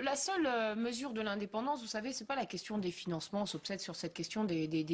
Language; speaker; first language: French; native; French